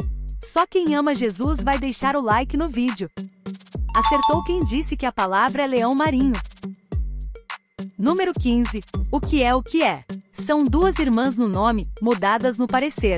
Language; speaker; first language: Portuguese; native; Portuguese